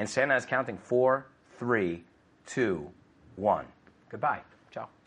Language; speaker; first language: English; non-native, fluent; Spanish